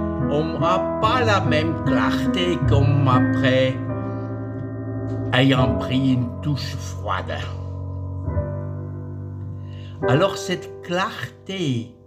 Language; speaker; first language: French; non-native, fluent; German